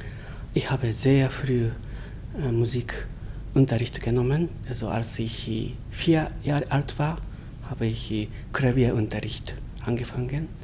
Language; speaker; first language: German; non-native, learner; Japanese